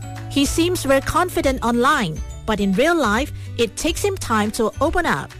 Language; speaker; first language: English; non-native, local second language; Chinese